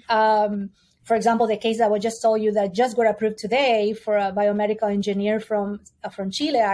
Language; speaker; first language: English; non-native, fluent; Spanish